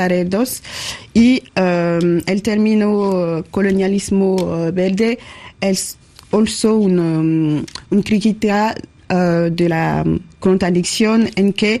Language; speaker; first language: Spanish; non-native, learner; French